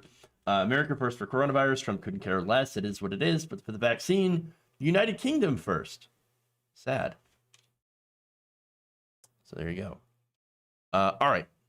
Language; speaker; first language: English; native; English